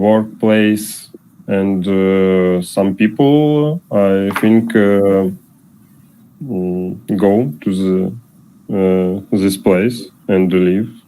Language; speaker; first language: English; non-native, learner; Russian